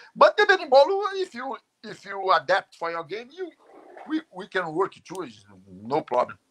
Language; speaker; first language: English; non-native, learner; Portuguese